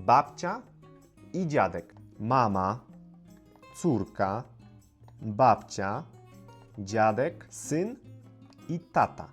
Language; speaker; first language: Polish; native; Polish